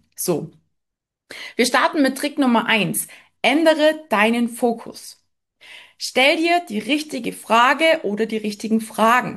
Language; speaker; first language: German; native; German